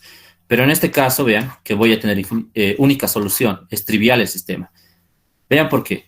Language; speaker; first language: Spanish; native; Spanish